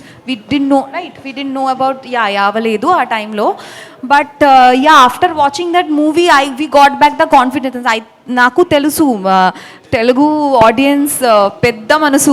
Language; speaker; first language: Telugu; non-native, learner; Bangla